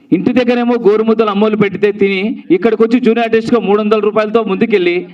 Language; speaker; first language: Telugu; native; Telugu